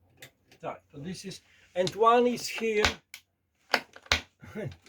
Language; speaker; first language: English; non-native, learner; Polish